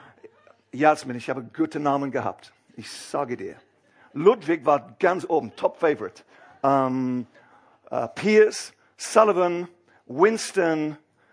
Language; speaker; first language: German; non-native, fluent; English